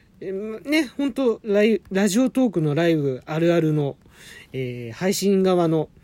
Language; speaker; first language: Japanese; native; Japanese